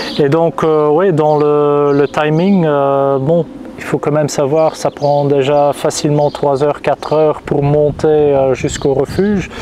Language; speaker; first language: French; non-native, local second language; Dutch